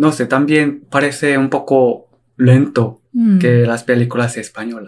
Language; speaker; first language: Spanish; non-native, learner; Korean